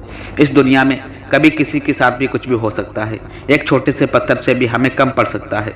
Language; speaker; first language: Hindi; native; Hindi